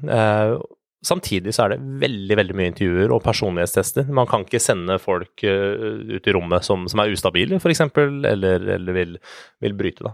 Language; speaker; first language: Norwegian; early bilingual, other home language; Persian